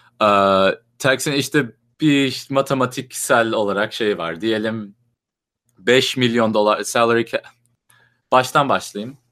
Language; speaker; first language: Turkish; native; Turkish